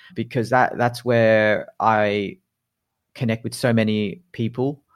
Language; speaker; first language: English; native; English